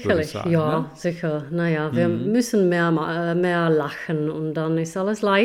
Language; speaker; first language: German; non-native, fluent; Czech